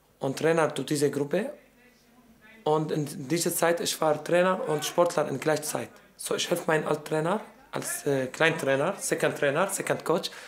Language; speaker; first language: German; non-native, learner; Arabic